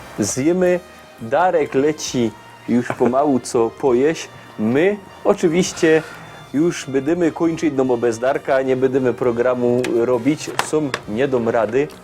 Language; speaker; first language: Polish; native; Polish